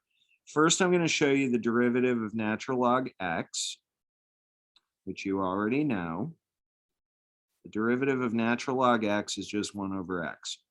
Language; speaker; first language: English; native; English